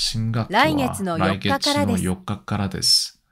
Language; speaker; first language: Japanese; non-native, learner; Korean